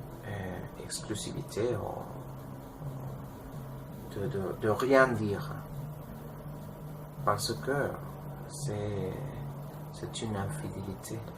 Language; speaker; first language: French; non-native, learner; Spanish